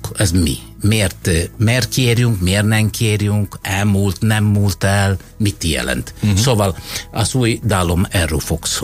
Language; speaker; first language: Hungarian; non-native, fluent; Italian